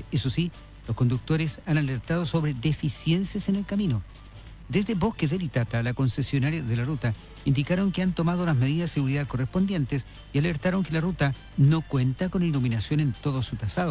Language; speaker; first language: Spanish; native; Spanish